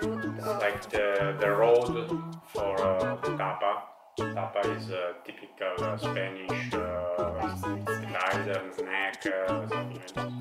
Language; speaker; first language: English; non-native, fluent; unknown